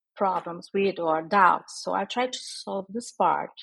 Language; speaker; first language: English; non-native, fluent; Portuguese